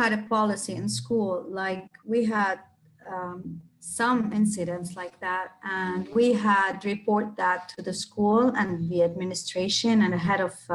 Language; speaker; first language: English; non-native, fluent; Arabic